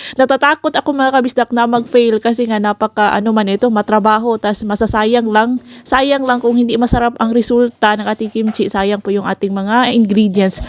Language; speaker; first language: Filipino; non-native, local second language; Cebuano